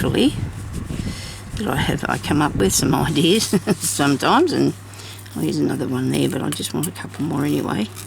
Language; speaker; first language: English; native; English